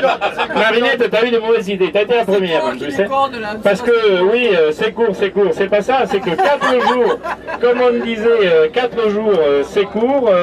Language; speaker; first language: French; native; French